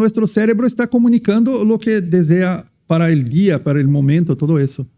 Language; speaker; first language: Spanish; non-native, fluent; Portuguese